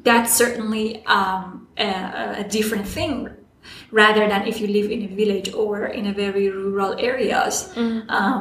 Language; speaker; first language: English; non-native, fluent; Persian